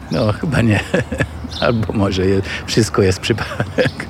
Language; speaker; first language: Polish; non-native, fluent; Italian